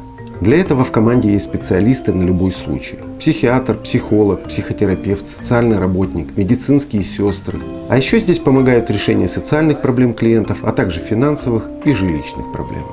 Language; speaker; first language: Russian; native; Russian